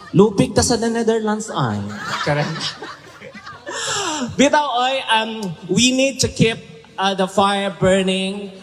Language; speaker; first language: English; non-native, local second language; Cebuano